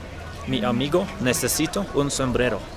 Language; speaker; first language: Spanish; non-native, learner; English